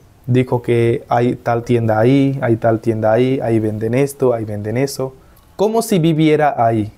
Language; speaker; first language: Spanish; non-native, fluent; Hindi